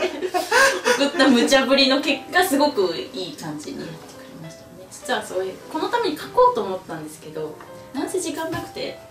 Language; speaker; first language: Japanese; native; Japanese